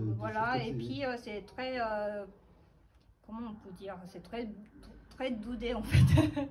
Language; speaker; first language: French; non-native, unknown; Japanese